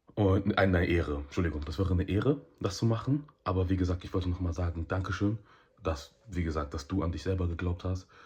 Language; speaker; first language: German; early bilingual, heritage; German